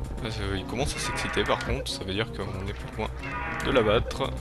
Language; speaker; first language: French; native; French